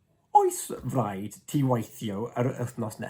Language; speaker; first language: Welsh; non-native, learner; English